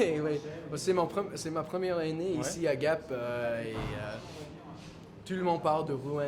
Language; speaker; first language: French; non-native, fluent; English